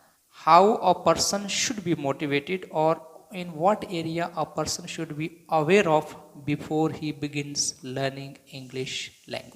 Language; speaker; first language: English; non-native, local second language; Hindi